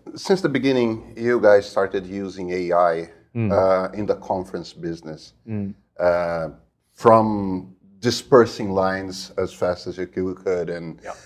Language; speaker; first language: English; non-native, fluent; Portuguese